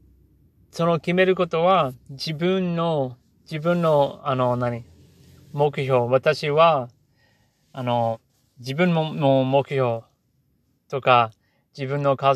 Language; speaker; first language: Japanese; non-native, learner; English